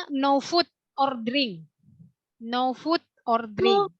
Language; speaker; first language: English; non-native, learner; Indonesian